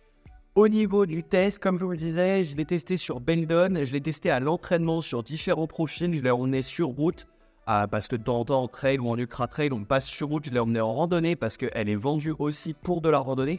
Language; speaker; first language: French; native; French